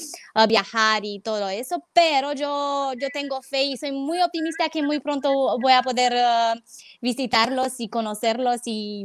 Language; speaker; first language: Spanish; non-native, fluent; Romanian